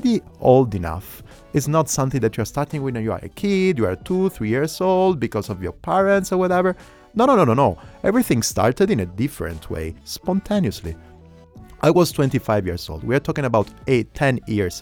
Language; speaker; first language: English; non-native, fluent; Italian